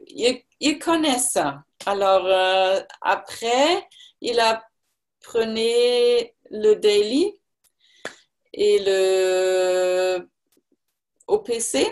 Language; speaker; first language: French; non-native, learner; German